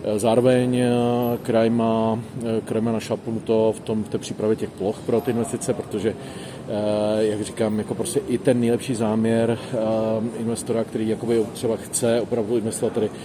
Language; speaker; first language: Czech; native; Czech